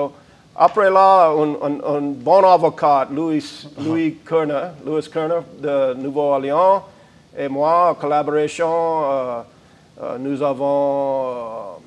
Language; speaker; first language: French; non-native, learner; English